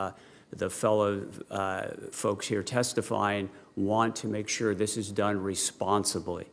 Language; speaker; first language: English; native; English